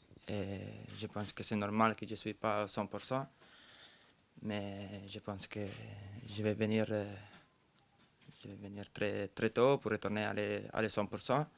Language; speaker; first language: French; non-native, fluent; Italian